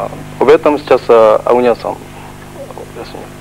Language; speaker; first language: Russian; non-native, fluent; Japanese